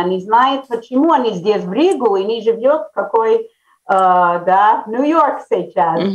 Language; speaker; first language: Russian; early bilingual, heritage; Russian